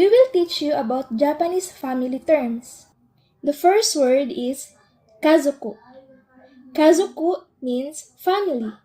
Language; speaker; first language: English; non-native, local second language; Filipino